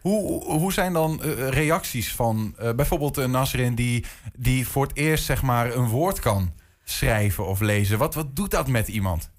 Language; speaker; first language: Dutch; native; Dutch